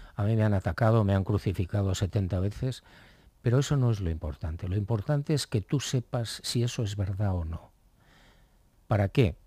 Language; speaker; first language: Spanish; native; Spanish